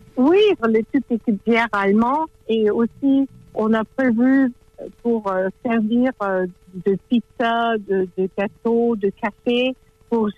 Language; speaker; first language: French; non-native, fluent; German